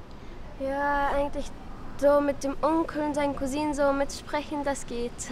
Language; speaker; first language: German; non-native, learner; Arabic